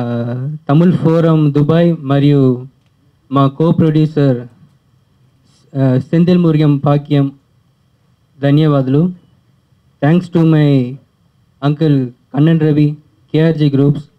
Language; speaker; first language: Telugu; early bilingual, heritage; Telugu